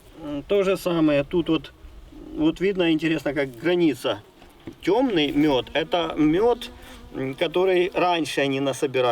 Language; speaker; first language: Russian; native; Russian